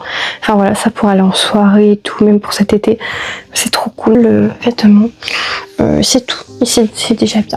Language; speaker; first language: French; native; French